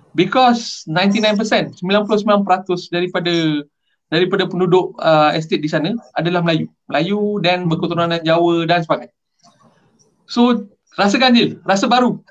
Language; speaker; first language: Malay; non-native, local second language; Tamil